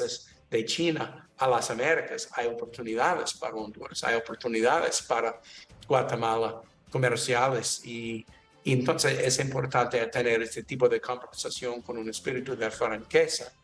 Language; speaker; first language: Spanish; non-native, learner; English